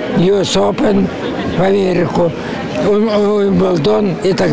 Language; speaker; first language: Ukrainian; non-native, local second language; Russian